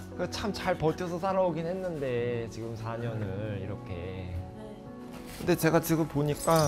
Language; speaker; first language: Korean; native; Korean